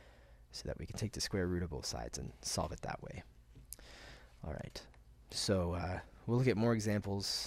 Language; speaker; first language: English; native; English